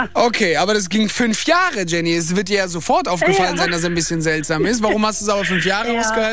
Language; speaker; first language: German; native; German